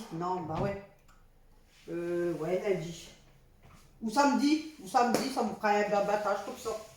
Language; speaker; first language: French; native; French